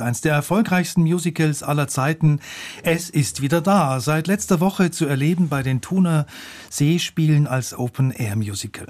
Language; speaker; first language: German; native; German